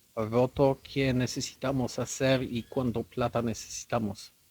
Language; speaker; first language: Spanish; non-native, learner; Polish